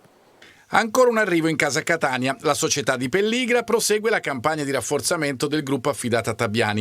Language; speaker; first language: Italian; native; Italian